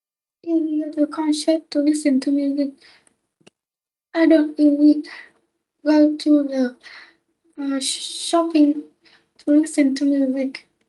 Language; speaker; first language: English; non-native, learner; Vietnamese